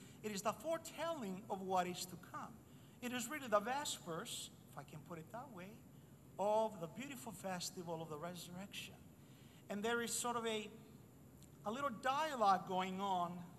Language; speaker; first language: English; native; English